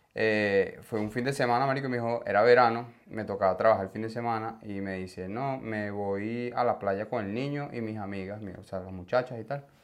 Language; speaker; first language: Spanish; native; Spanish